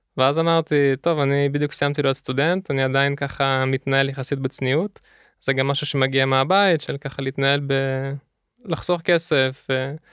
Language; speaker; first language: Hebrew; early bilingual, other home language; Russian